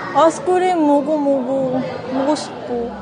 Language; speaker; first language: Korean; non-native, learner; Japanese